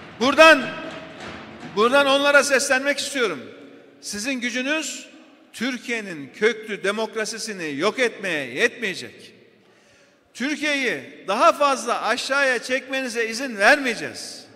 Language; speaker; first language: Turkish; native; Turkish